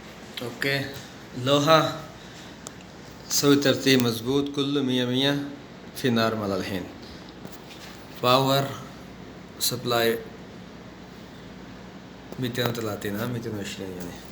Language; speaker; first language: Arabic; non-native, learner; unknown